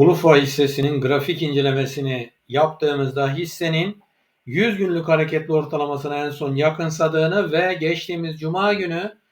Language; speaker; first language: Turkish; native; Turkish